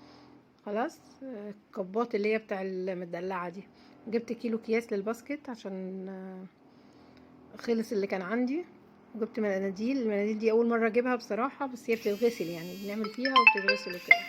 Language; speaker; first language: Arabic; native; Arabic